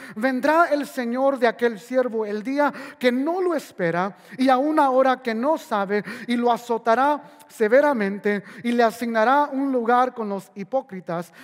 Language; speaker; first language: Spanish; early bilingual, heritage; Spanish